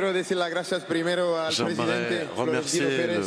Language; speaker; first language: Spanish; non-native, learner; French